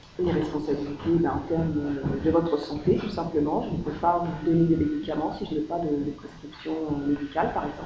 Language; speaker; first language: French; native; French